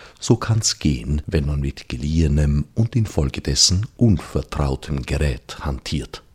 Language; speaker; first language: German; native; German